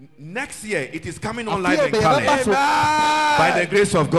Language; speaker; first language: English; non-native, local second language; Akan